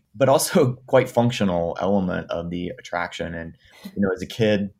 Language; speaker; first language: English; native; English